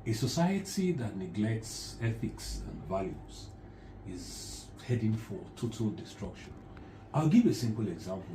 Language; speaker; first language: English; non-native, local second language; Yoruba